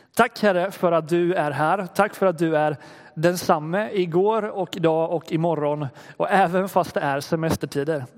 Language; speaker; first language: Swedish; native; Swedish